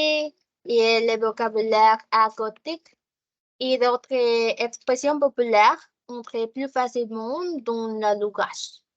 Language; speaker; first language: French; non-native, learner; Spanish